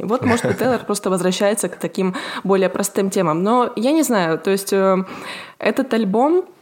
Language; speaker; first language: Russian; native; Russian